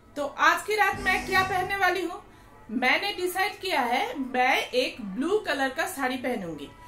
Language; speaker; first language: Hindi; non-native, local second language; Bangla